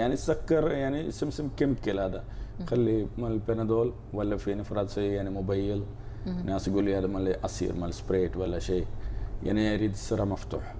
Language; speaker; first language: Arabic; non-native, learner; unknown